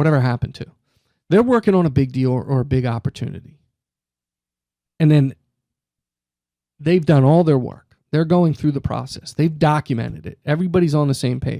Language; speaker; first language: English; native; English